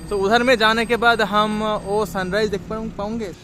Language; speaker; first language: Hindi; non-native, learner; Bangla